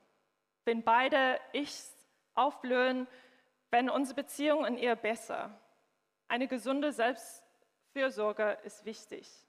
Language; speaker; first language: German; non-native, fluent; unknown